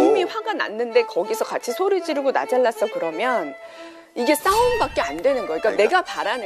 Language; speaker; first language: Korean; native; Korean